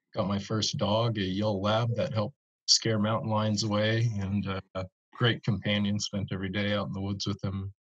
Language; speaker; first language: English; native; English